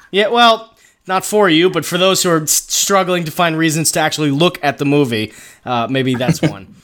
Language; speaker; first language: English; native; English